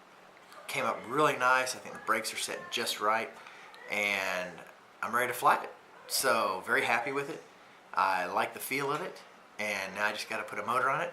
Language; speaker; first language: English; native; English